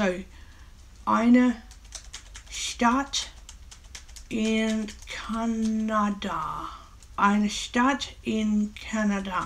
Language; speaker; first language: German; non-native, learner; English